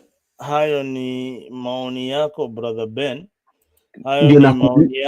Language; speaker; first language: Swahili; non-native, local second language; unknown